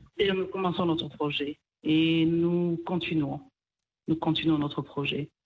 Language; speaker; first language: French; non-native, local second language; Kinyarwanda